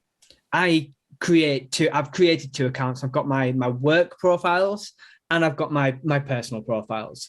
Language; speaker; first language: English; native; English